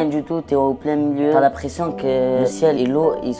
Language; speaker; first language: French; non-native, local second language; Arabic